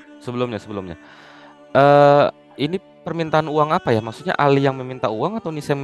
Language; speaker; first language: Indonesian; native; Indonesian